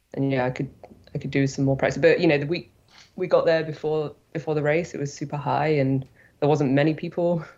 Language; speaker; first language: English; native; English